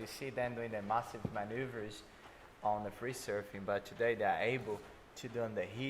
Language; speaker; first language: English; non-native, fluent; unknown